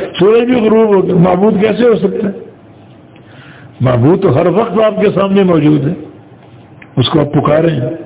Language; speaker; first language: Urdu; native; Urdu